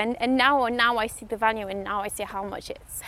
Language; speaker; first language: English; non-native, fluent; French